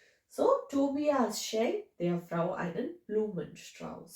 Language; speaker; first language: German; non-native, fluent; English